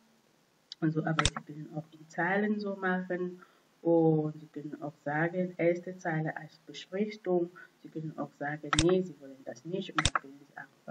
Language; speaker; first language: German; non-native, fluent; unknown